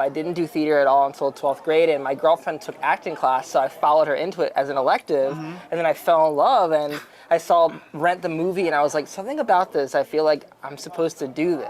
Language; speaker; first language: English; native; English